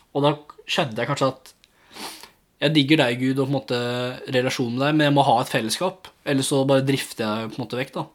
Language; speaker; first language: Norwegian; early bilingual, other home language; English